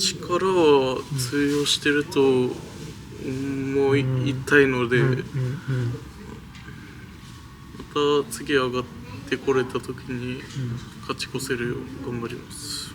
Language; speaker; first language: Japanese; native; Japanese